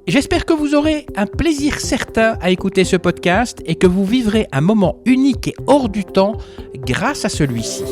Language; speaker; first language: French; native; French